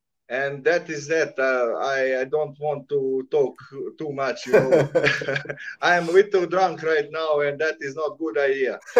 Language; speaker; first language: English; non-native, learner; Serbian